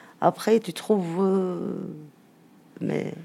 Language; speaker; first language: French; non-native, fluent; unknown